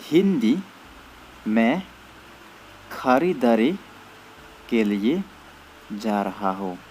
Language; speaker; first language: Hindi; non-native, learner; Khasi